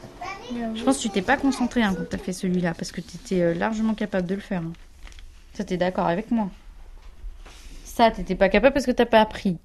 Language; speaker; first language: French; native; French